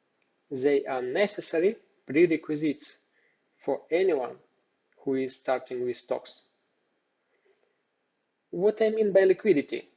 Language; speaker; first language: English; non-native, fluent; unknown